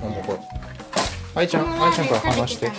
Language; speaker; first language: Japanese; native; Japanese